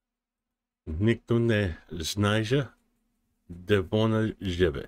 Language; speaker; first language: Ukrainian; non-native, learner; English